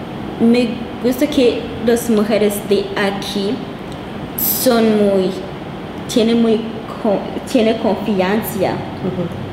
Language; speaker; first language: Spanish; non-native, local second language; Kinyarwanda